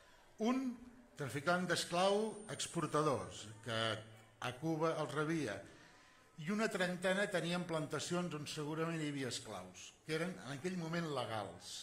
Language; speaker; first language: Catalan; native; Catalan